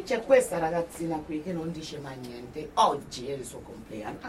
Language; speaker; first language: Italian; non-native, fluent; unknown